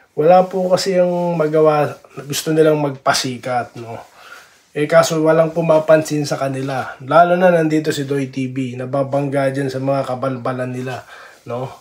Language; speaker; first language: Filipino; native; Filipino